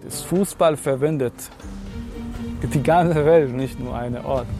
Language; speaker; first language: German; non-native, fluent; Arabic